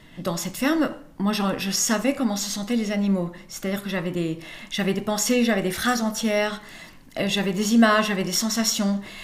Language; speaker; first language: French; early bilingual, other home language; English